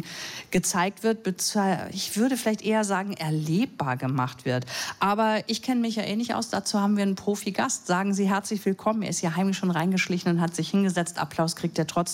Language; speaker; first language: German; native; German